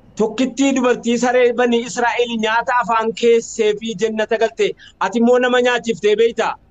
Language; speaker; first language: Oromo; native; Oromo